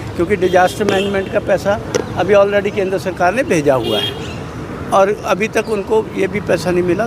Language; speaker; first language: Hindi; non-native, local second language; Punjabi